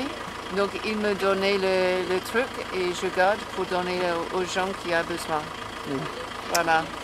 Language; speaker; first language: French; non-native, learner; English